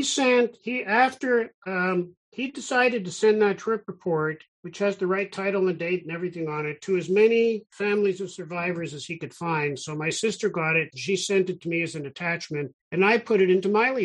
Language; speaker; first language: English; native; English